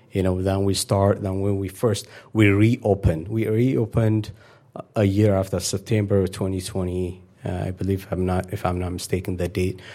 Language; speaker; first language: English; non-native, fluent; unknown